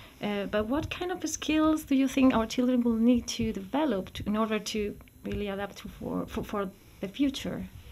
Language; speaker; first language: English; non-native, fluent; Spanish